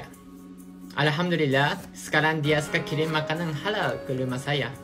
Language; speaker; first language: Indonesian; non-native, fluent; Japanese